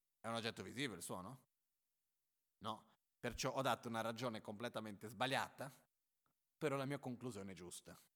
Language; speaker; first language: Italian; non-native, fluent; Portuguese